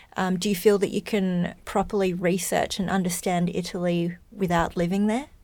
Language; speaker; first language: English; native; English